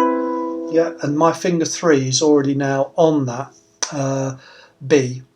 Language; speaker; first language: English; native; English